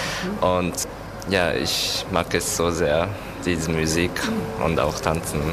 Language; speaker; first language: German; non-native, learner; Japanese